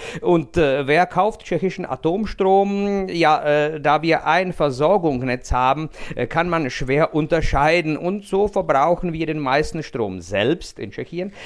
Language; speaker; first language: German; non-native, fluent; Czech